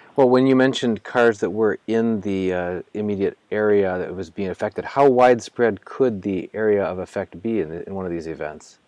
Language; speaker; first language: English; native; English